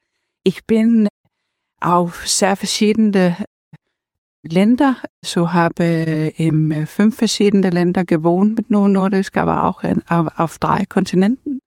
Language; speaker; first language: German; non-native, learner; Danish